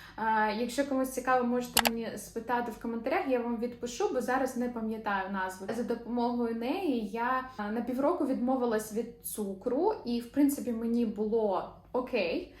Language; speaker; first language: Ukrainian; non-native, local second language; Russian